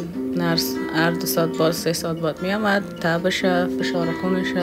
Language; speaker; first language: Persian; native; Persian